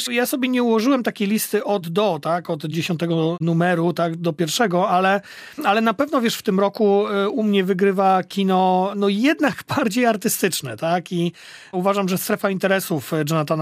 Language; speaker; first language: Polish; native; Polish